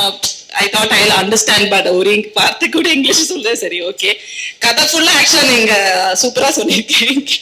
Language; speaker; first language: Tamil; non-native, learner; Malayalam